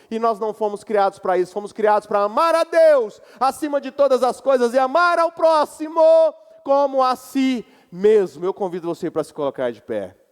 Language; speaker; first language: Portuguese; native; Portuguese